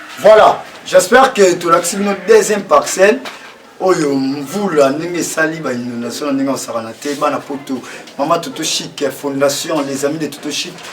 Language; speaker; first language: Lingala; native; Lingala